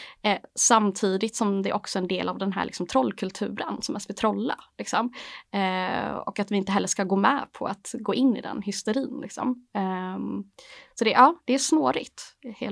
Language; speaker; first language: Swedish; native; Swedish